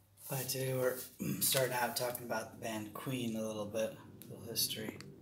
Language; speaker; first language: English; native; English